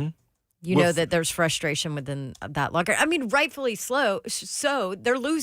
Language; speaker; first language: English; native; English